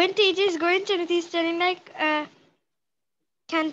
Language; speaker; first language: English; non-native, learner; Sinhala